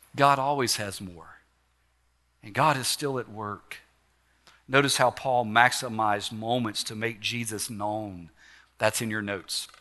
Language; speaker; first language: English; native; English